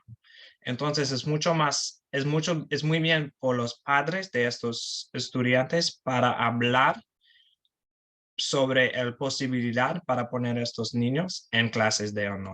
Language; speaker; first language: Spanish; non-native, learner; English